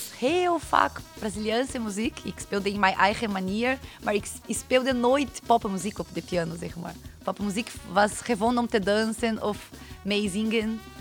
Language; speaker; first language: Dutch; non-native, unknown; Portuguese